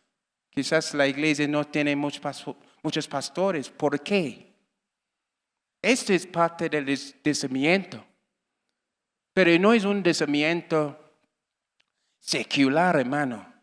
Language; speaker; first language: Spanish; non-native, learner; English